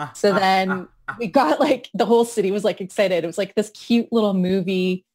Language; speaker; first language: English; native; English